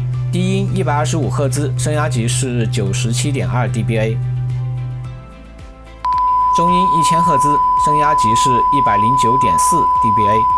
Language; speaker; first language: Chinese; native; Chinese